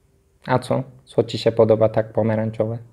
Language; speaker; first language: Polish; non-native, learner; Turkish